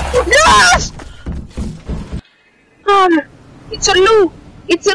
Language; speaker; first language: English; non-native, learner; French